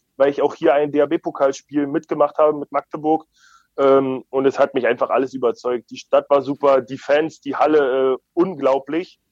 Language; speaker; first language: German; native; German